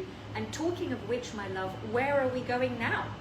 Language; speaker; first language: English; native; English